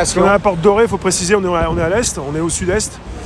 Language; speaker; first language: French; native; French